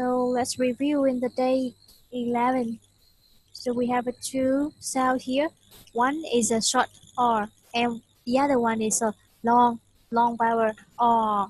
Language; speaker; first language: English; non-native, fluent; Vietnamese